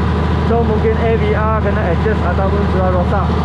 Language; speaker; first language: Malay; non-native, local second language; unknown